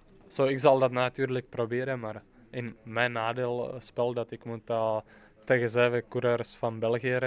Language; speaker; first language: Dutch; non-native, fluent; Czech